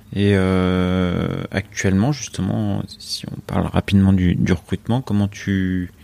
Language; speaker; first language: French; native; French